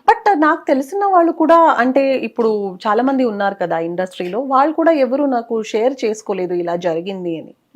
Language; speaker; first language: Telugu; non-native, local second language; Kannada